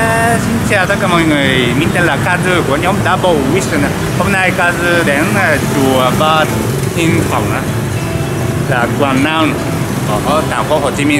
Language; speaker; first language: Vietnamese; non-native, learner; Japanese